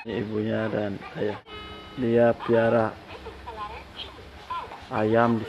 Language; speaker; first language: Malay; non-native, local second language; Balinese